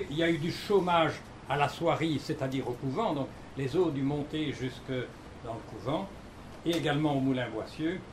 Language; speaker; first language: French; native; French